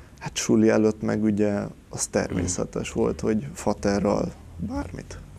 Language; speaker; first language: Hungarian; native; Hungarian